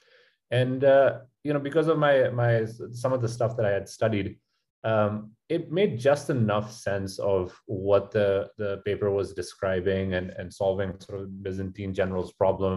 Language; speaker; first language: English; non-native, local second language; Urdu